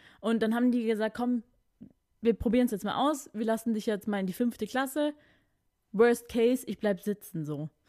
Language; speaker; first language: German; early bilingual, other home language; Filipino